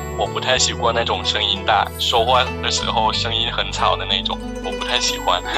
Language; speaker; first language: Chinese; non-native, fluent; Thai